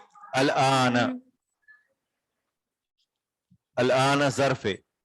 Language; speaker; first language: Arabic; non-native, fluent; Urdu